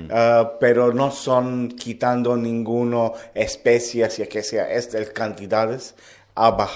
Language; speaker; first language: Spanish; non-native, learner; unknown